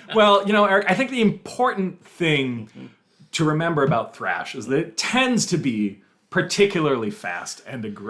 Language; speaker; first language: English; native; English